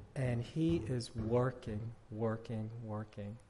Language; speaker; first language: English; native; English